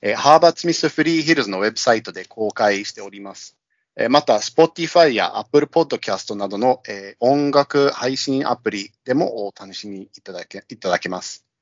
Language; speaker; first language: Japanese; non-native, fluent; English